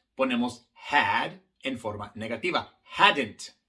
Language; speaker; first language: Spanish; non-native, fluent; English